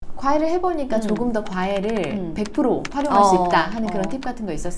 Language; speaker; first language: Korean; native; Korean